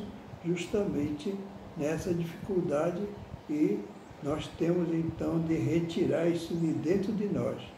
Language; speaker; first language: Portuguese; native; Portuguese